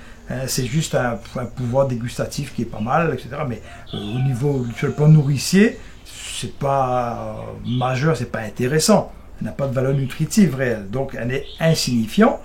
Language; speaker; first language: French; native; French